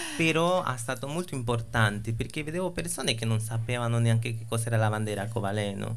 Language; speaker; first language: Italian; non-native, fluent; Spanish